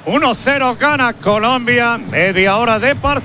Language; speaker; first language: Spanish; native; Spanish